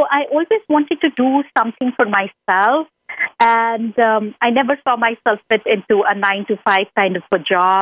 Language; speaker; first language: English; non-native, local second language; Hindi